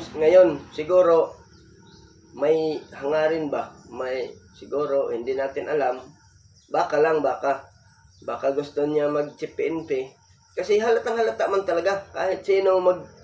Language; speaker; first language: Filipino; non-native, local second language; Cebuano